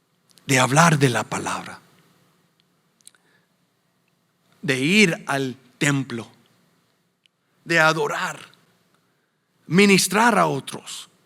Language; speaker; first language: Spanish; non-native, fluent; English